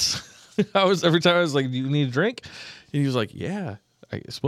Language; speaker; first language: English; native; English